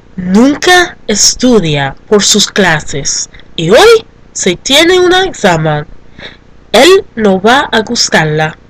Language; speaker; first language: Spanish; non-native, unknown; English